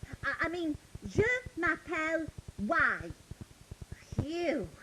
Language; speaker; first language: French; non-native, learner; English